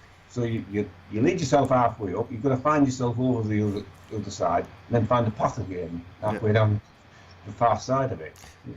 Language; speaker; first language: English; native; English